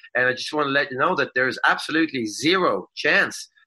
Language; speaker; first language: English; non-native, fluent; Swedish